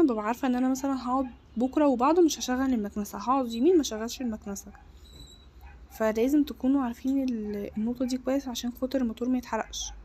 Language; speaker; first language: Arabic; native; Arabic